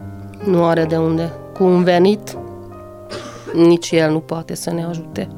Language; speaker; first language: Romanian; non-native, local second language; Hungarian